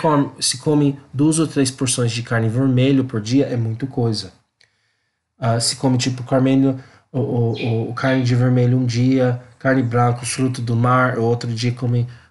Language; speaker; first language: Portuguese; non-native, learner; English